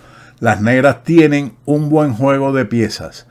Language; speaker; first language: Spanish; native; Spanish